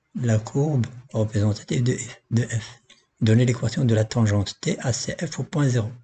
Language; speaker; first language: French; non-native, local second language; Arabic